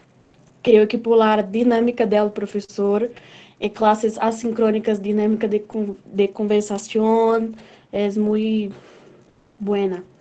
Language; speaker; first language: Spanish; non-native, learner; Portuguese